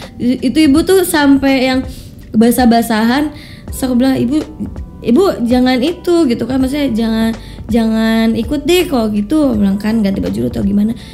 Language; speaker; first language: Indonesian; native; Indonesian